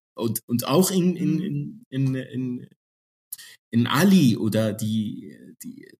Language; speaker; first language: German; non-native, fluent; Arabic